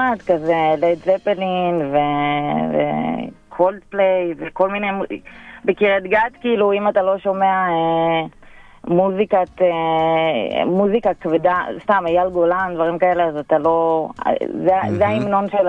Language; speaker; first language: Hebrew; native; Hebrew